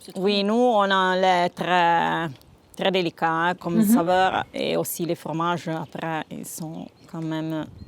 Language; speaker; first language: French; non-native, local second language; Italian